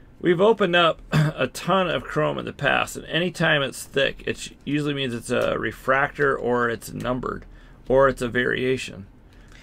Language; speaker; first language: English; native; English